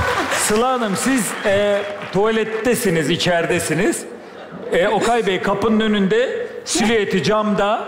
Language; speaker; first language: Turkish; native; Turkish